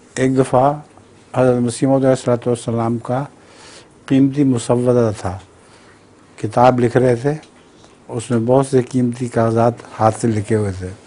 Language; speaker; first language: Urdu; native; Urdu